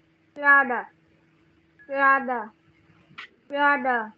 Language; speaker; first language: English; non-native, learner; Vietnamese